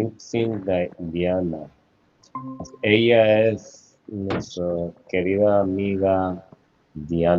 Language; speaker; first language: Spanish; non-native, fluent; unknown